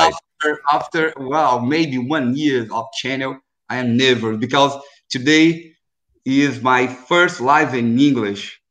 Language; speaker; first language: English; non-native, learner; Portuguese